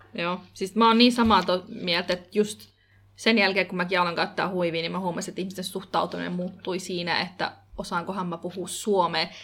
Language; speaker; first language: Finnish; early bilingual, other home language; Kurdish